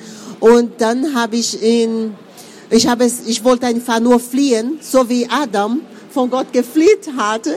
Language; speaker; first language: German; non-native, fluent; Portuguese